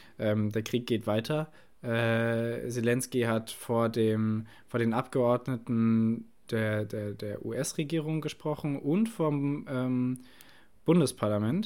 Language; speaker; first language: German; native; German